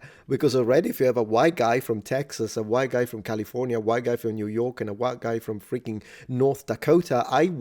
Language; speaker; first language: English; non-native, fluent; Italian